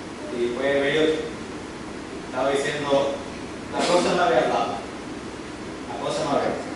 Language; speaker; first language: Spanish; early bilingual, heritage; English